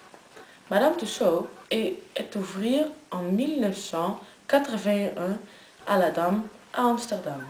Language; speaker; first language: French; non-native, learner; Dutch